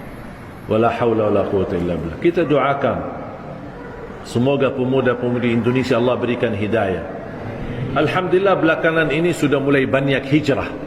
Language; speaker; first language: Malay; non-native, fluent; Arabic